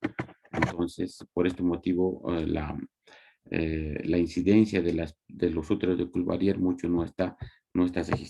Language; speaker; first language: Spanish; native; Spanish